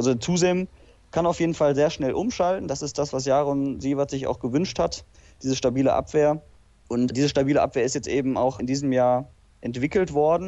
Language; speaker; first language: German; native; German